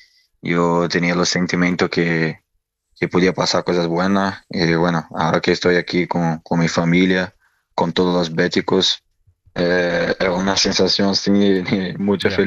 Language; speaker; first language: Spanish; non-native, learner; Portuguese